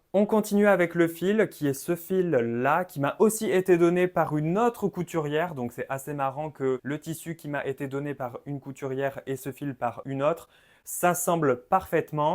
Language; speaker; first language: French; native; French